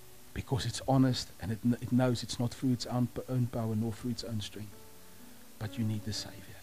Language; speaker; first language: English; non-native, local second language; Afrikaans